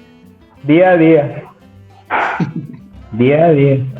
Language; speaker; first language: Portuguese; non-native, learner; Spanish